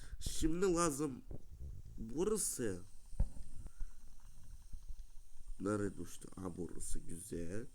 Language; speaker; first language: Turkish; non-native, learner; Russian